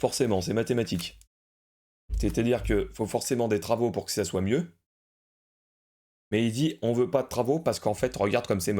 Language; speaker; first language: French; native; French